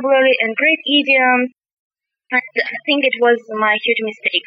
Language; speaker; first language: English; non-native, fluent; Kazakh